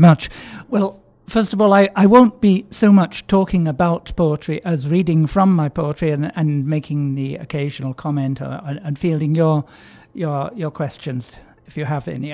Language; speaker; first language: English; native; English